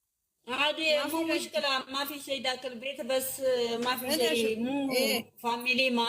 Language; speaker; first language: Arabic; non-native, fluent; Amharic